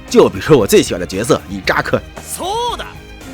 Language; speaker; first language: Chinese; native; Chinese